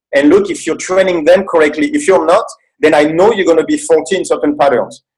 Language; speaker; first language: English; non-native, fluent; French